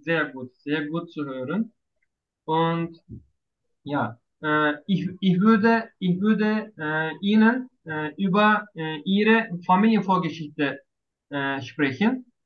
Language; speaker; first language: German; non-native, learner; Turkish